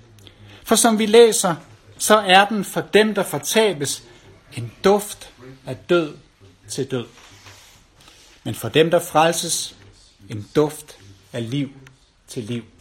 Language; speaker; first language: Danish; native; Danish